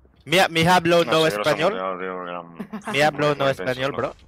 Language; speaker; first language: Spanish; non-native, learner; English